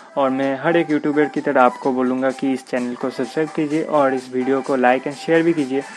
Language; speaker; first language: Hindi; non-native, local second language; Bangla